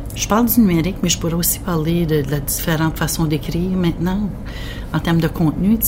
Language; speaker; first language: French; native; French